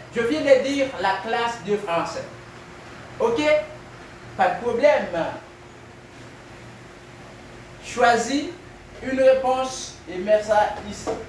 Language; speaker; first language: French; non-native, fluent; Spanish